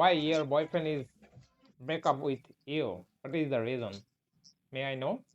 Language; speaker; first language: English; non-native, learner; Bangla